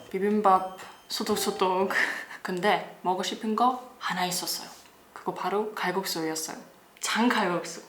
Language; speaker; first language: Korean; non-native, learner; German